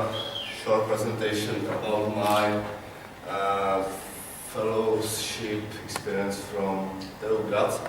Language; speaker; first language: English; non-native, learner; Czech